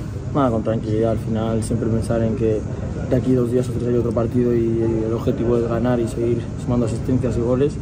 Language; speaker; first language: Spanish; native; Spanish